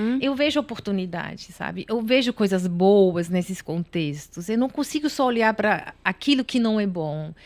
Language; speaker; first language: Portuguese; non-native, fluent; Italian